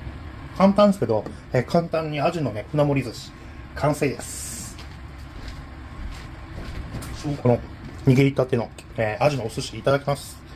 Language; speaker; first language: Japanese; native; Japanese